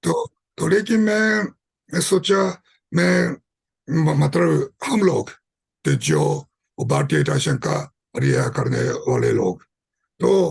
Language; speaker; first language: Hindi; non-native, fluent; Japanese